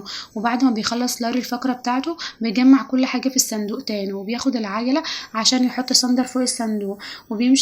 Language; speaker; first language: Arabic; native; Arabic